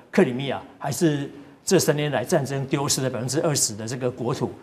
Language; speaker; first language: Chinese; native; Chinese